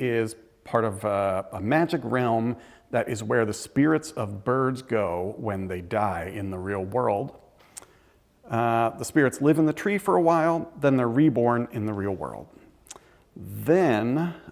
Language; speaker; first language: English; native; English